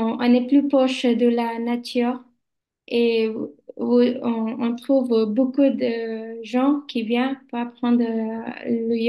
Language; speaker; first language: French; non-native, learner; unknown